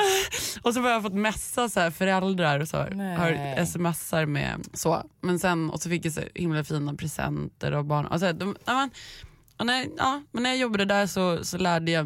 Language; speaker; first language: Swedish; native; Swedish